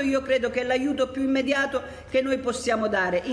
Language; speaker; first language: Italian; native; Italian